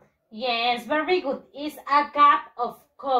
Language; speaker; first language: English; non-native, fluent; Spanish